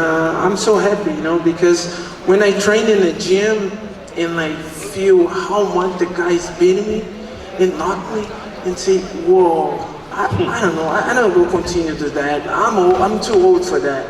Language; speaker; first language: English; non-native, learner; Portuguese